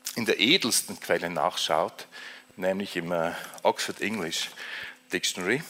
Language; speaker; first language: German; native; German